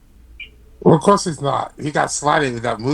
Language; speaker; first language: English; native; English